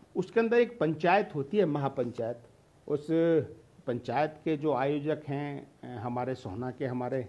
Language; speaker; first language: Hindi; native; Hindi